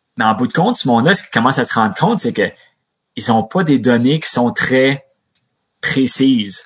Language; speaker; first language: French; native; French